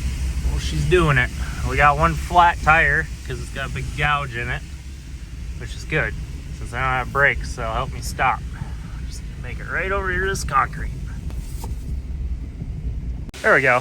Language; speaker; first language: English; native; English